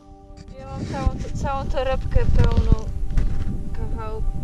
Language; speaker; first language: Polish; non-native, fluent; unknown